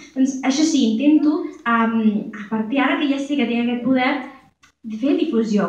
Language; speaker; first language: Catalan; native; Catalan